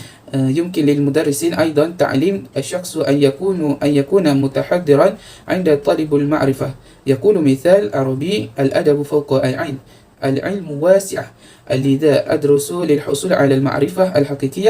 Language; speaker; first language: Arabic; non-native, learner; Malay